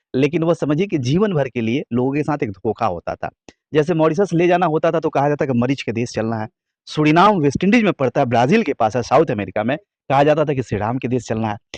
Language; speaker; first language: Hindi; native; Hindi